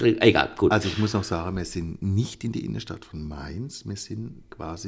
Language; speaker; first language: German; native; German